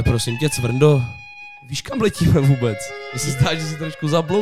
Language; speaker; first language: Czech; native; Czech